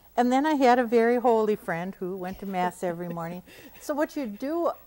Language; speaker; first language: English; native; English